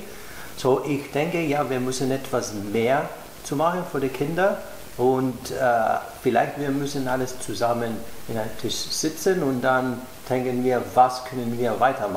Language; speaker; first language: German; non-native, fluent; Greek